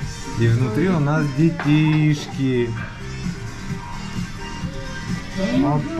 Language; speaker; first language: Russian; native; Russian